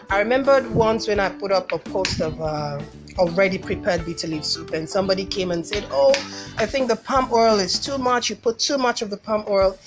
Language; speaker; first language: English; non-native, local second language; Igbo